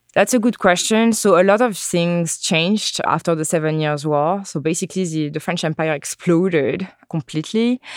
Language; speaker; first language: English; non-native, fluent; French